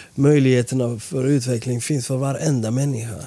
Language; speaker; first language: Swedish; non-native, fluent; Persian